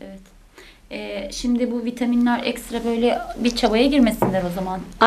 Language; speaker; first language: Turkish; native; Turkish